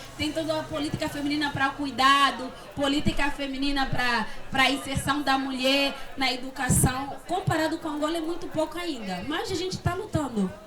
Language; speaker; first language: Portuguese; native; Portuguese